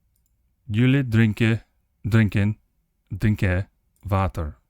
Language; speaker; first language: Dutch; non-native, learner; English